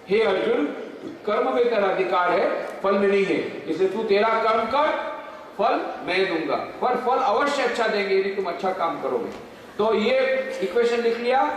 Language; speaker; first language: Hindi; non-native, local second language; Gujarati